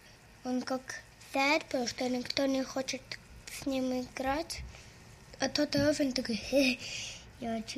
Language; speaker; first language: Russian; early bilingual, heritage; Russian